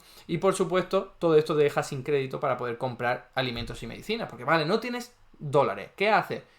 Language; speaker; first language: Spanish; native; Spanish